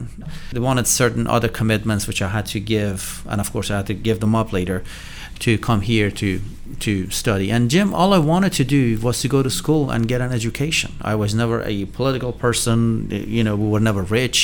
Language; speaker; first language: English; non-native, fluent; Persian